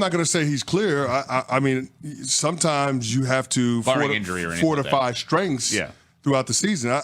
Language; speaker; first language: English; native; English